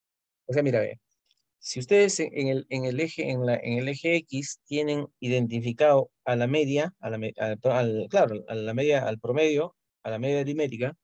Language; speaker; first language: Spanish; native; Spanish